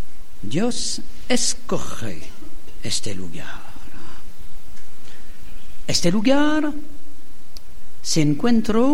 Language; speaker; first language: Spanish; non-native, fluent; French